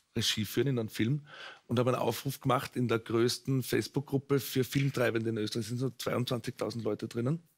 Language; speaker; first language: German; native; German